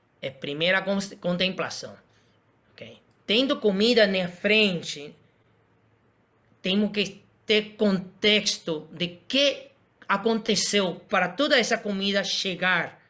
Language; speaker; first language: Portuguese; non-native, fluent; Spanish